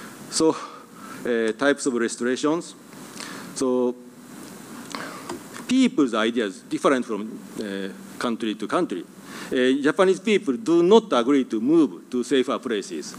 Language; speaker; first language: English; non-native, fluent; Japanese